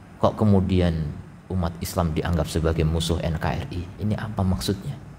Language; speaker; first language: Indonesian; native; Indonesian